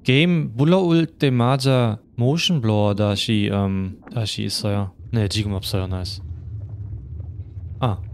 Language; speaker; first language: Korean; non-native, fluent; German